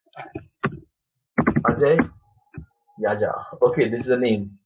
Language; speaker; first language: Hindi; non-native, local second language; Marathi